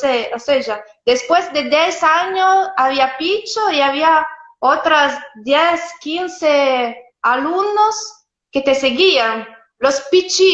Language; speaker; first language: Spanish; non-native, fluent; Italian